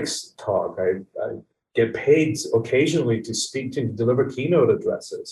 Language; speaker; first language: English; early bilingual, other home language; Spanish